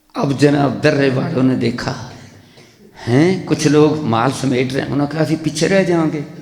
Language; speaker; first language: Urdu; non-native, local second language; Punjabi